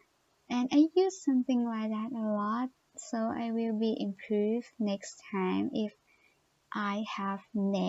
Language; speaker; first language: English; non-native, learner; Thai